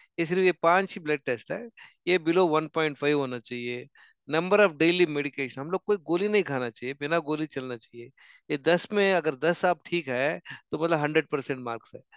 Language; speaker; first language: Hindi; non-native, local second language; Telugu